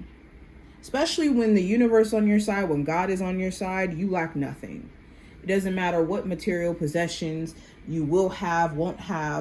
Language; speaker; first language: English; native; English